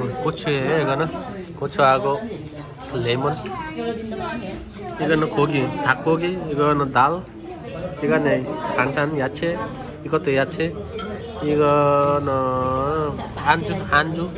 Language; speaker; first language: Korean; non-native, fluent; Nepali